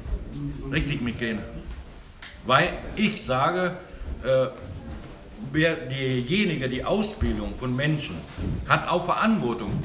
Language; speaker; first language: German; non-native, learner; Thai